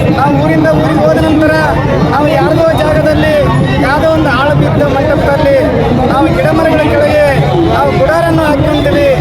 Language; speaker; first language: Kannada; non-native, local second language; Telugu